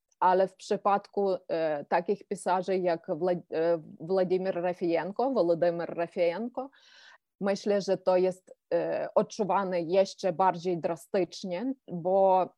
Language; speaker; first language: Polish; non-native, fluent; Ukrainian